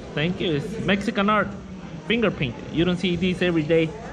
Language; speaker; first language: English; non-native, learner; Spanish